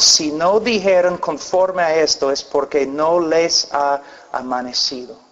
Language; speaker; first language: Spanish; non-native, fluent; English